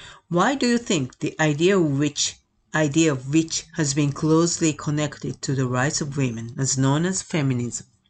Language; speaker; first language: English; non-native, fluent; Japanese